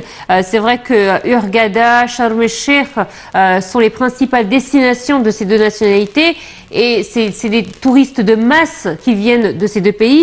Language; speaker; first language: French; non-native, fluent; Arabic